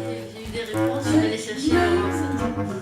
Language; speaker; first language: French; non-native, local second language; Dutch